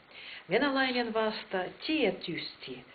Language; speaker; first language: Finnish; non-native, fluent; Russian